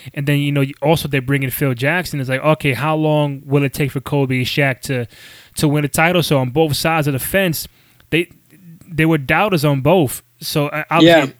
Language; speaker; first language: English; native; English